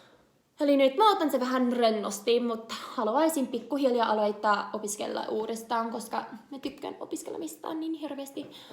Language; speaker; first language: Finnish; non-native, learner; English